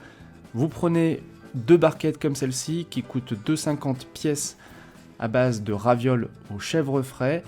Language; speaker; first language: French; native; French